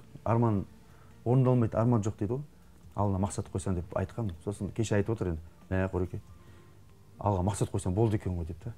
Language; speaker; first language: Kazakh; native; Kazakh